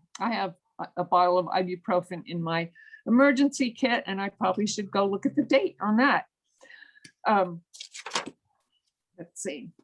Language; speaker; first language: English; native; English